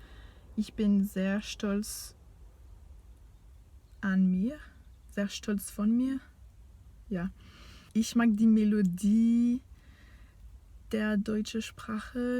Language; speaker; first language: German; non-native, fluent; French